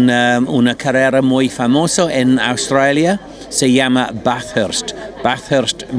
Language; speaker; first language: Spanish; non-native, learner; English